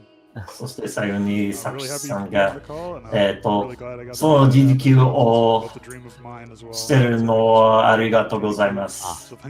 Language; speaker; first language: Japanese; non-native, learner; English